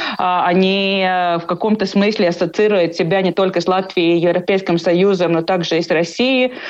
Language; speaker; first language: Russian; non-native, local second language; Latvian